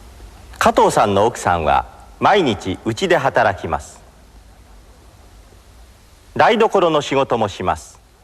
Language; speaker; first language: Japanese; native; Japanese